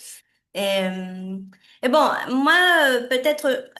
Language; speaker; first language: French; non-native, fluent; Spanish